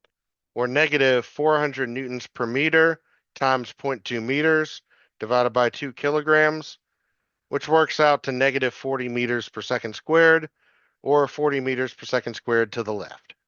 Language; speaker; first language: English; native; English